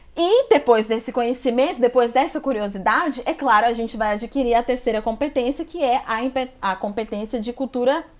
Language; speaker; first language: Portuguese; native; Portuguese